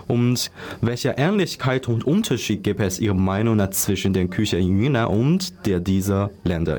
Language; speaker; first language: German; non-native, learner; Chinese